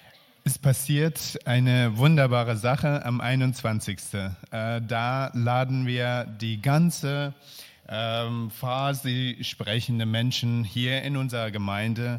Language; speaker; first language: German; non-native, learner; Persian